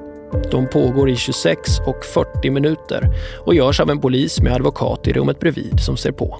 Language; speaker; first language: Swedish; native; Swedish